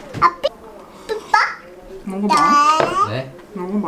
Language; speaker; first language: Korean; non-native, learner; Japanese